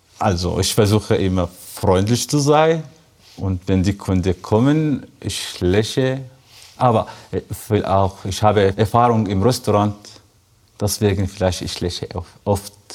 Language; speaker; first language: German; non-native, learner; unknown